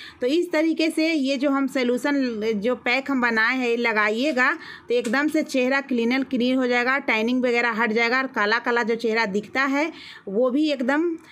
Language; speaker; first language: Hindi; native; Hindi